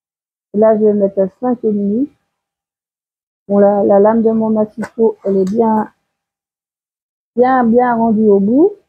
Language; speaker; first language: French; native; French